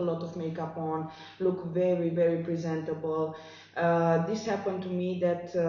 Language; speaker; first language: English; non-native, fluent; Romanian